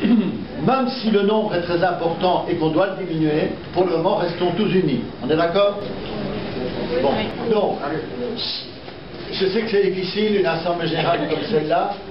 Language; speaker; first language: French; native; French